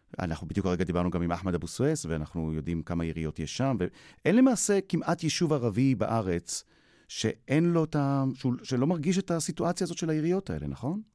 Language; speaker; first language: Hebrew; native; Hebrew